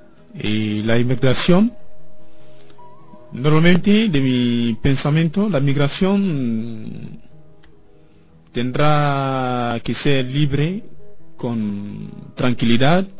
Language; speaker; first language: Spanish; non-native, learner; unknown